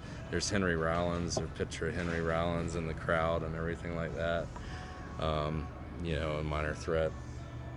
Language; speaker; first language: English; native; English